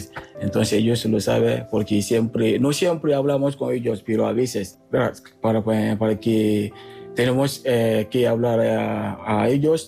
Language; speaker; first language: Spanish; non-native, learner; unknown